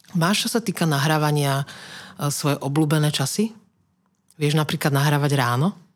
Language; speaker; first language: Slovak; native; Slovak